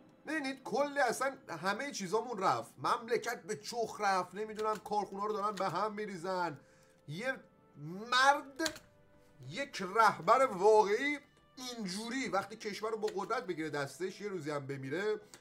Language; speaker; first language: Persian; native; Persian